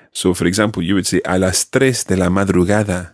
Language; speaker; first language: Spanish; non-native, fluent; English